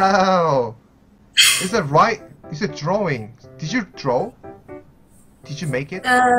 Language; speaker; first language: English; non-native, fluent; Korean